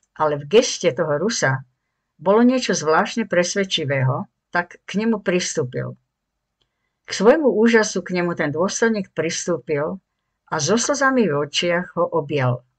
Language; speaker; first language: Slovak; native; Slovak